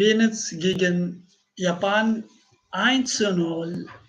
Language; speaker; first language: German; non-native, learner; Arabic